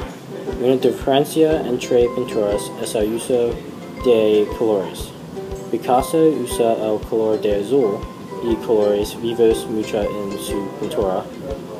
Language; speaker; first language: Spanish; non-native, learner; English